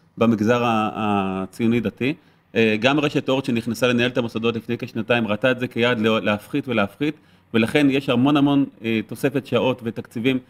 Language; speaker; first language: Hebrew; native; Hebrew